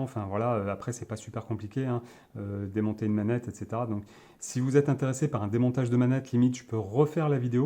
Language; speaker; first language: French; native; French